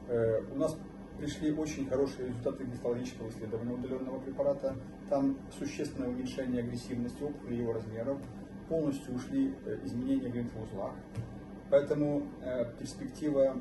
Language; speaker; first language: Russian; native; Russian